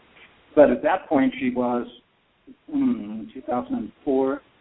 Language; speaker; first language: English; native; English